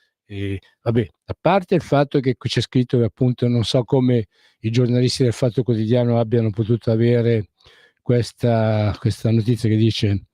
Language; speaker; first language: Italian; native; Italian